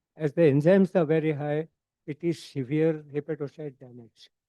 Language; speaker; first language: English; non-native, local second language; Marathi